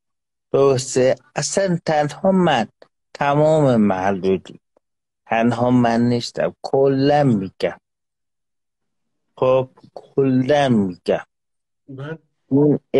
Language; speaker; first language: Persian; non-native, local second language; Azerbaijani